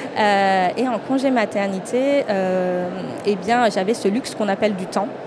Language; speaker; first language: French; native; French